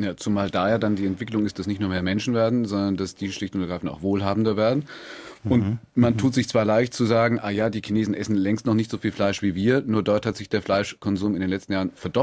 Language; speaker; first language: German; native; German